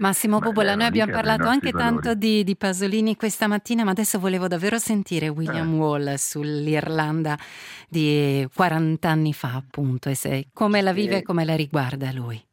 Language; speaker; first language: Italian; native; Italian